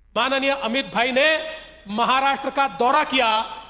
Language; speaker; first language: Hindi; non-native, local second language; Marathi